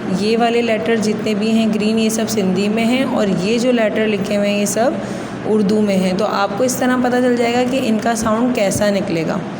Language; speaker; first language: Urdu; non-native, local second language; Sindhi